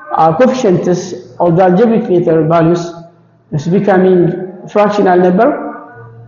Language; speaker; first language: English; non-native, local second language; Amharic